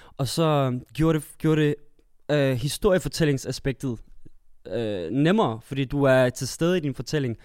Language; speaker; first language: Danish; early bilingual, other home language; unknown